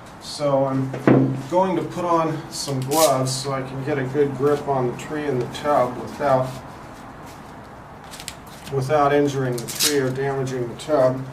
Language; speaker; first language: English; native; English